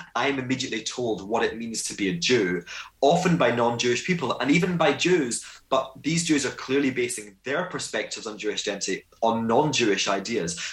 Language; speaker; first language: English; native; English